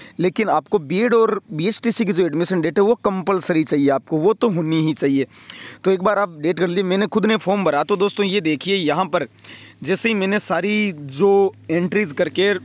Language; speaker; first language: Hindi; native; Hindi